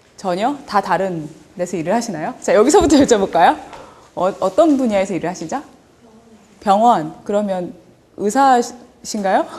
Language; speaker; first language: Korean; early bilingual, heritage; Korean